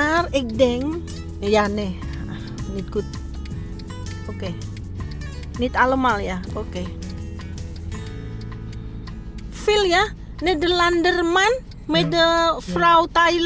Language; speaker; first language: Dutch; non-native, learner; Indonesian